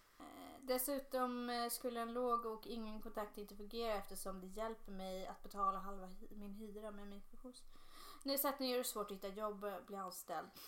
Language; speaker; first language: Swedish; native; Swedish